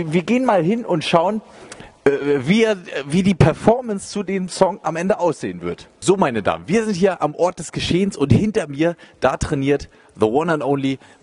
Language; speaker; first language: German; native; German